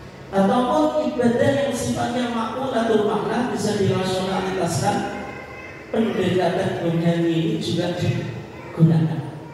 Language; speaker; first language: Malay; non-native, local second language; Javanese